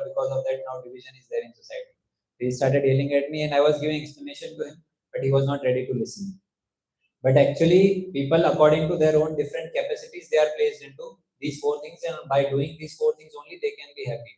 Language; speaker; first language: English; non-native, local second language; Hindi